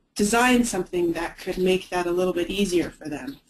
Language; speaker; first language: English; native; English